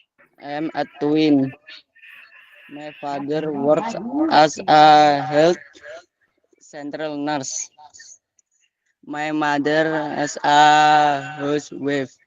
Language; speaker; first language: English; non-native, learner; Indonesian